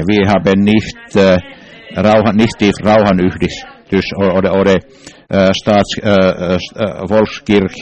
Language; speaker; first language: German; non-native, learner; English